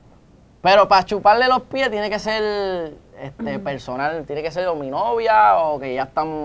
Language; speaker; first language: Spanish; native; Spanish